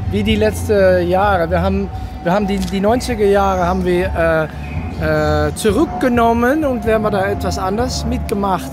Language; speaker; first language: German; non-native, learner; Dutch